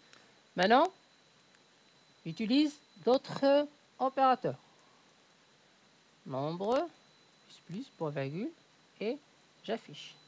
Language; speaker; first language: French; native; French